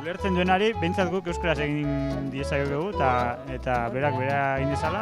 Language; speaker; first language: Basque; native; Basque